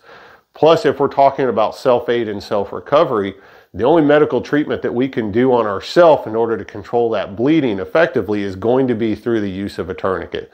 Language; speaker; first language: English; native; English